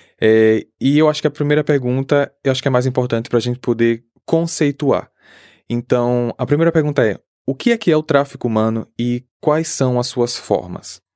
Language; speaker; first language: Portuguese; native; Portuguese